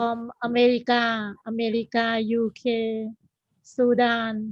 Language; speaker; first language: English; non-native, learner; Thai